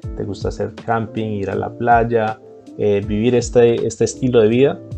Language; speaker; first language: Spanish; early bilingual, heritage; Spanish